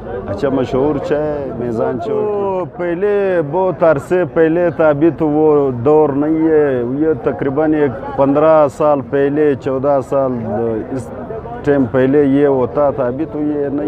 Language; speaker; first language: Hindi; non-native, local second language; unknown